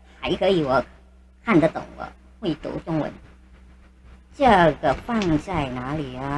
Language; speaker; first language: Chinese; non-native, learner; Thai